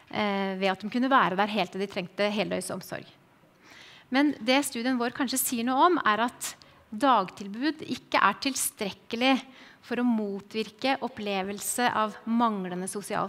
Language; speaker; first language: Norwegian; native; Norwegian